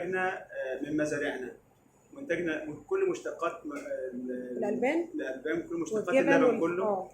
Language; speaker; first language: Arabic; native; Arabic